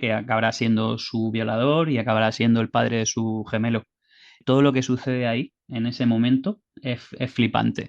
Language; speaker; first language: Spanish; native; Spanish